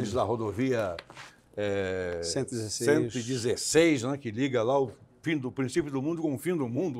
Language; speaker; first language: Portuguese; native; Portuguese